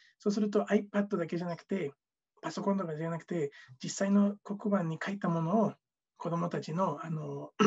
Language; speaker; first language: Japanese; non-native, fluent; Spanish